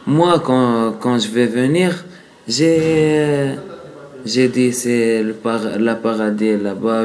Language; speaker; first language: French; non-native, learner; Arabic